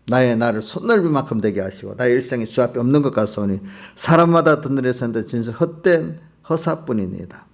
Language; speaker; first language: Korean; native; Korean